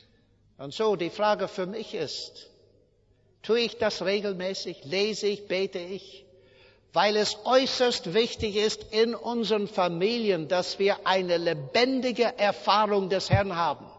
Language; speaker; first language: German; non-native, fluent; English